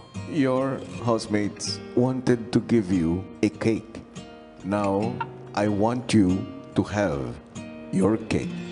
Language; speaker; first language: English; non-native, local second language; Filipino